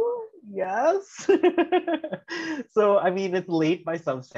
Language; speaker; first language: English; early bilingual, other home language; Filipino